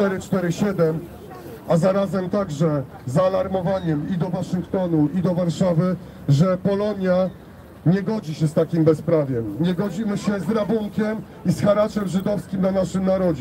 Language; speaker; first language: Polish; native; Polish